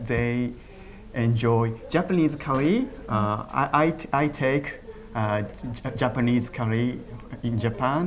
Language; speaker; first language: English; non-native, learner; Japanese